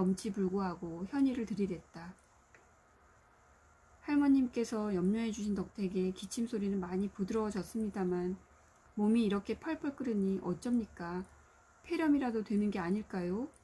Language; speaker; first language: Korean; native; Korean